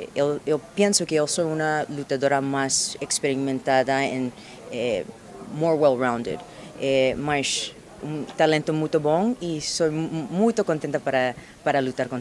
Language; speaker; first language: Portuguese; non-native, learner; Spanish